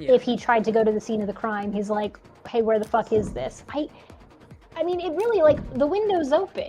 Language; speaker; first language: English; native; English